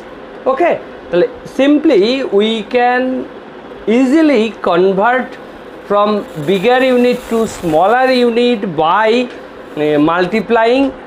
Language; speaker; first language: English; non-native, local second language; Bangla